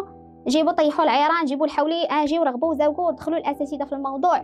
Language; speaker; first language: Arabic; native; Arabic